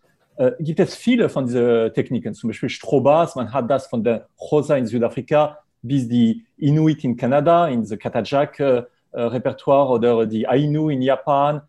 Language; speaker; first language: German; non-native, fluent; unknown